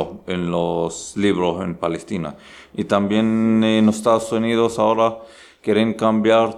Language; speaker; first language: Spanish; non-native, learner; Arabic